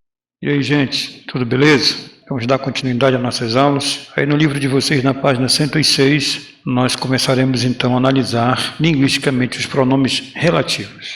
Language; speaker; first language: Portuguese; native; Portuguese